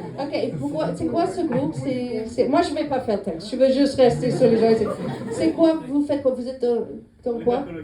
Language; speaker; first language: French; non-native, fluent; English